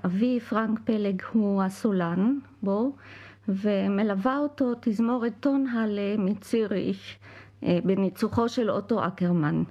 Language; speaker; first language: Hebrew; native; Hebrew